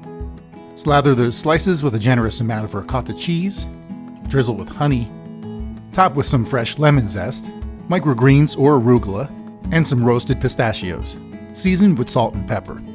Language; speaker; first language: English; native; English